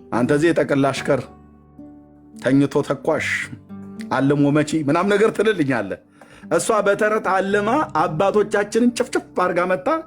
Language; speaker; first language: Amharic; native; Amharic